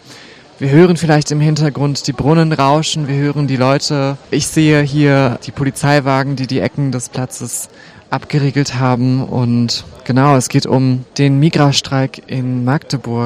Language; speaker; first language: German; native; German